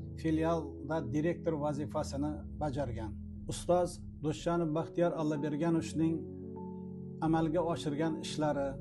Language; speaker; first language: Uzbek; native; Uzbek